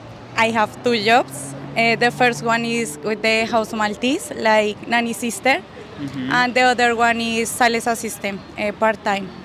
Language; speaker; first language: English; non-native, learner; Spanish